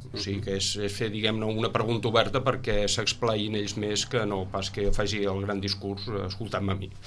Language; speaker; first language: Catalan; native; Catalan